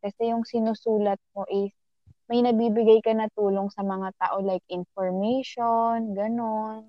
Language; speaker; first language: English; non-native, local second language; Filipino